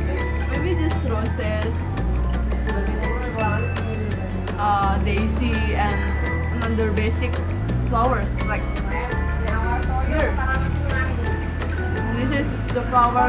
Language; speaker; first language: English; non-native, learner; Indonesian